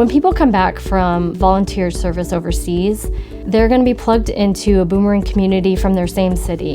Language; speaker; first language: English; native; English